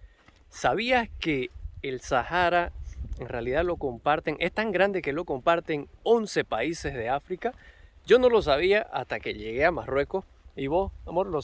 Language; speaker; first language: Spanish; native; Spanish